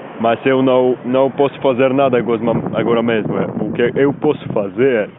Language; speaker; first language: Portuguese; non-native, learner; Spanish